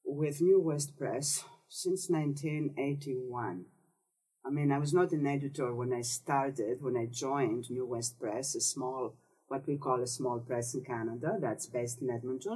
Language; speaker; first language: English; non-native, fluent; Greek